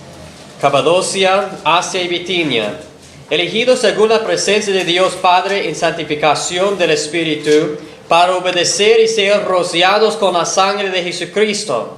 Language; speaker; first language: Spanish; non-native, fluent; English